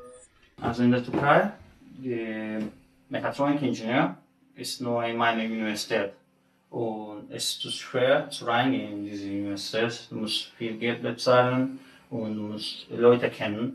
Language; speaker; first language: German; non-native, learner; Turkish